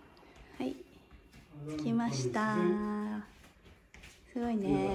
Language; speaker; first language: Japanese; native; Japanese